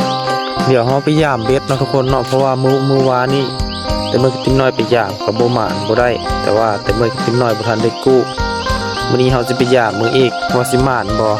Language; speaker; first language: Thai; non-native, local second language; Lao